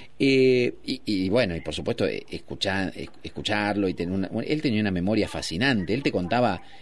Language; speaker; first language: Spanish; native; Spanish